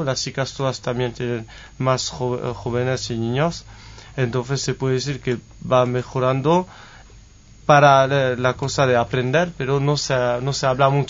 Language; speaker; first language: Spanish; non-native, fluent; French